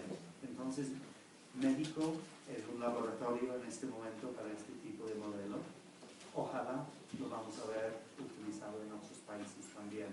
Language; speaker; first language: Spanish; non-native, fluent; English